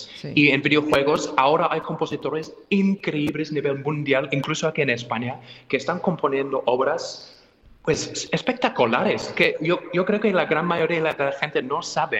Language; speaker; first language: Spanish; non-native, fluent; English